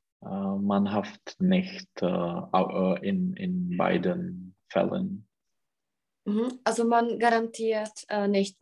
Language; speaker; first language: German; non-native, learner; Czech